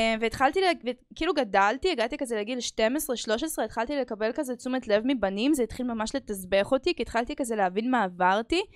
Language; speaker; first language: Hebrew; early bilingual, other home language; Russian